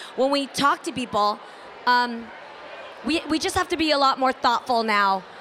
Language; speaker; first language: English; native; English